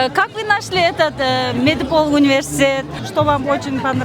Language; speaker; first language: Russian; non-native, learner; Turkmen